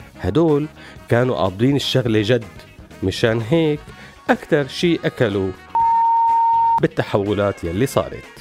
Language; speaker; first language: Arabic; native; Arabic